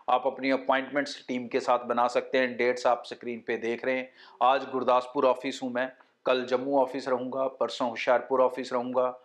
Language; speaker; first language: Hindi; non-native, local second language; Punjabi